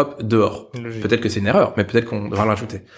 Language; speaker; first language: French; native; French